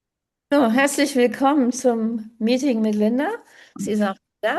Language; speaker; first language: German; native; German